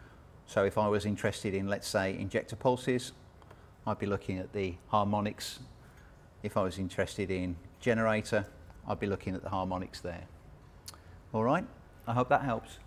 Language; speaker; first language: English; native; English